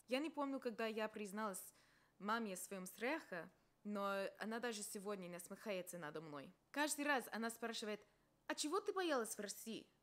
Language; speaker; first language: Russian; non-native, fluent; English